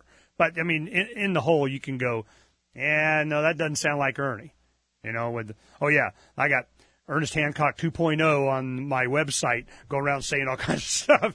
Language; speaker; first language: English; native; English